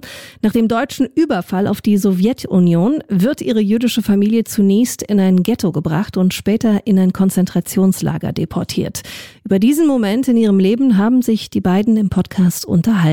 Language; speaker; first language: German; native; German